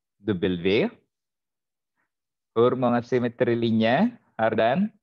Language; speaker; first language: Swedish; non-native, fluent; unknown